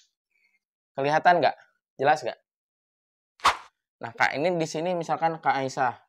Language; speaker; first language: Indonesian; native; Indonesian